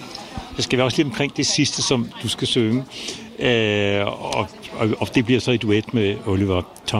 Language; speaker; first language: Danish; native; Danish